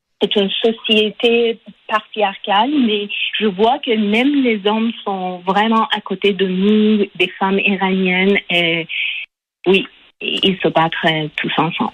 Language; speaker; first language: French; non-native, local second language; Persian